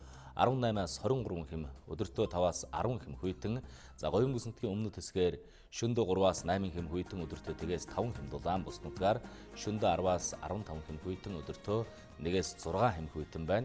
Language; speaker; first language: Mongolian; native; Mongolian